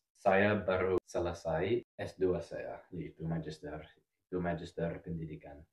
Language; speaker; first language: Indonesian; non-native, fluent; English